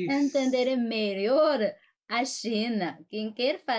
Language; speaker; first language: Portuguese; non-native, fluent; Chinese